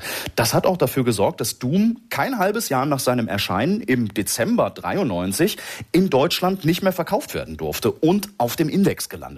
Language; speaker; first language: German; native; German